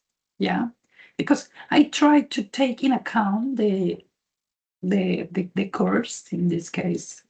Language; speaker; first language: English; non-native, learner; Spanish